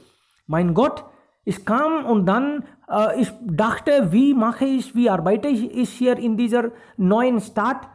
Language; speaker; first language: German; non-native, fluent; Hindi